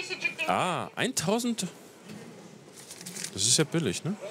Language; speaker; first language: German; native; German